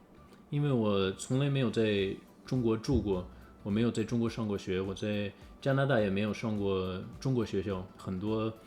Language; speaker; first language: Chinese; early bilingual, heritage; English